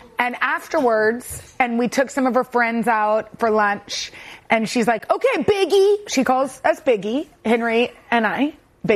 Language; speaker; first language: English; native; English